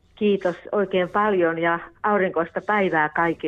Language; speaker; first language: Finnish; native; Finnish